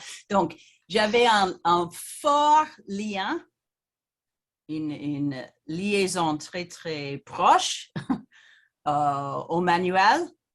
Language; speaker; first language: French; non-native, fluent; English